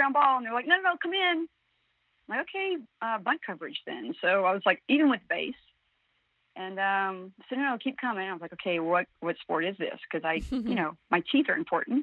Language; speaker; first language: English; native; English